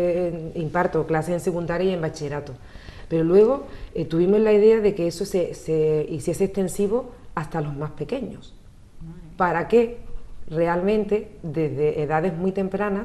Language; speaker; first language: Spanish; native; Spanish